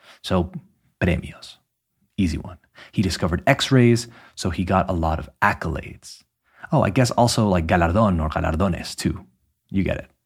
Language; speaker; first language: English; native; English